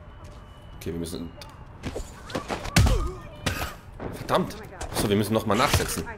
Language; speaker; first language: German; native; German